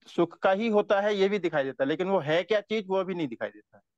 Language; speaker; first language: Hindi; native; Hindi